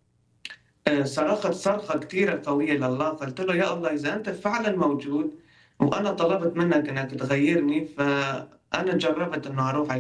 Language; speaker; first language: Arabic; non-native, local second language; Kurdish